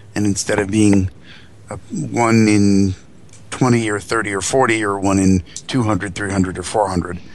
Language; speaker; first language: English; native; English